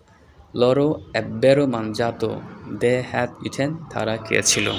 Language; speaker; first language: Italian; non-native, fluent; Bangla